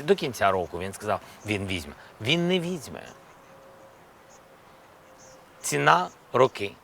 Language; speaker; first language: Ukrainian; non-native, local second language; Russian